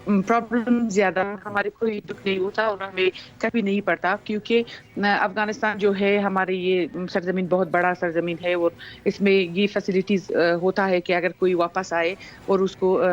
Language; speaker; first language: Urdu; non-native, fluent; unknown